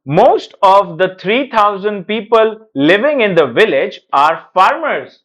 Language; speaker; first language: English; non-native, local second language; Gujarati